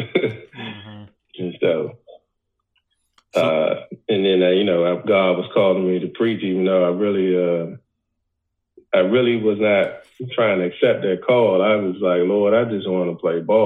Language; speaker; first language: English; native; English